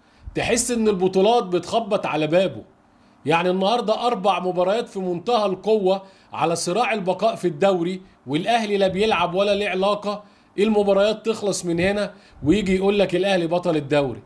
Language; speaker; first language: Arabic; native; Arabic